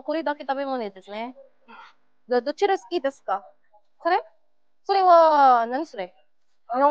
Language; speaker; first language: Japanese; non-native, learner; Filipino